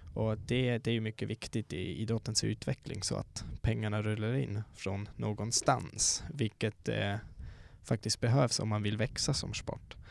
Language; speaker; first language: Swedish; non-native, fluent; Swiss German